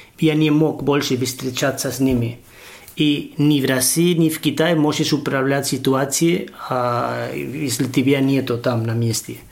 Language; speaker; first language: Russian; non-native, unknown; Spanish